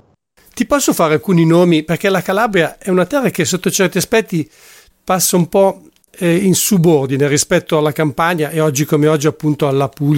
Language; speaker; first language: Italian; native; Italian